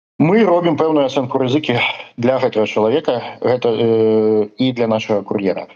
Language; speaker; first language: Belarusian; non-native, local second language; Russian